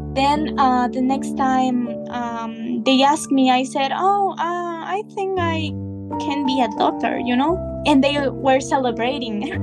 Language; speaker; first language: English; non-native, fluent; Spanish